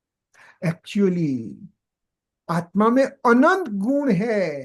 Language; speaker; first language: Hindi; non-native, local second language; Gujarati